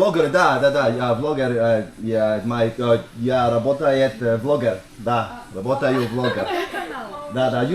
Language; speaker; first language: Russian; non-native, learner; English